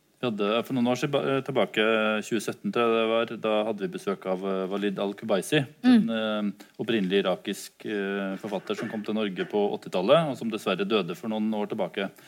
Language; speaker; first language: Norwegian; native; Norwegian